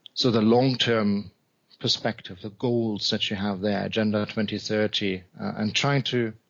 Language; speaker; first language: English; non-native, fluent; German